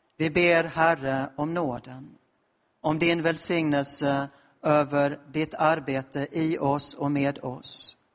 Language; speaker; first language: Swedish; native; Swedish